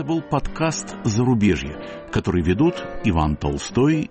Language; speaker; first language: Russian; native; Russian